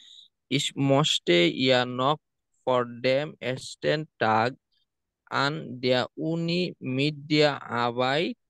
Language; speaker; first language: German; non-native, learner; Bangla